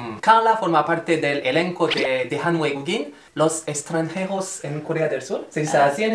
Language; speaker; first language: Spanish; non-native, fluent; French